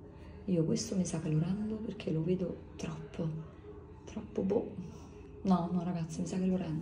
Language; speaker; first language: Italian; native; Italian